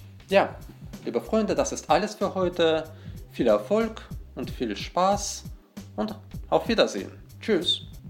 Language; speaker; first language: German; non-native, fluent; Russian